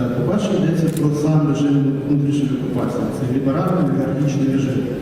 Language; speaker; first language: Ukrainian; native; Ukrainian